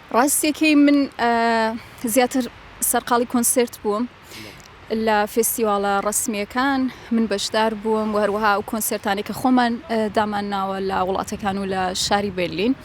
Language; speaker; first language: Central Kurdish; non-native, local second language; Gurani